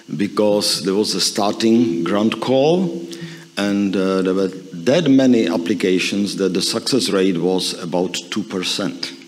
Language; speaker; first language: English; non-native, fluent; Czech